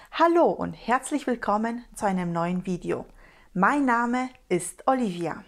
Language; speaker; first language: German; non-native, fluent; Romanian